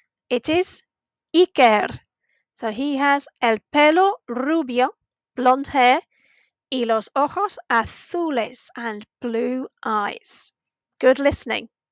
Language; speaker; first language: English; native; English